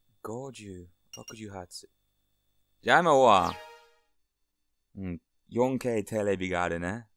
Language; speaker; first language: Japanese; non-native, learner; English